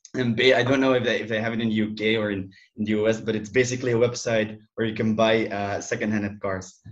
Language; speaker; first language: English; non-native, fluent; Dutch